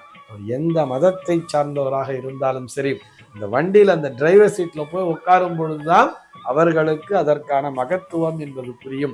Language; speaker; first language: Tamil; native; Tamil